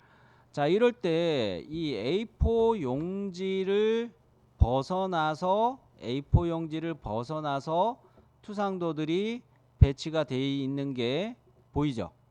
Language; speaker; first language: Korean; native; Korean